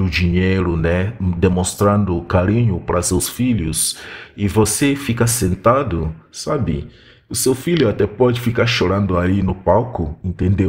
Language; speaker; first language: Portuguese; non-native, fluent; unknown